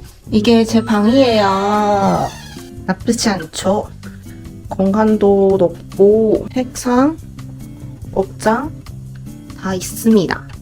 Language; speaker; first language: Korean; non-native, fluent; Chinese